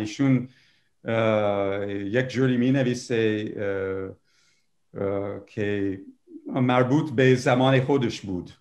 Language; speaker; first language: Persian; non-native, fluent; English